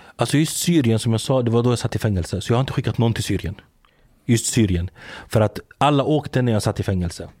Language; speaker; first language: Swedish; early bilingual, other home language; Arabic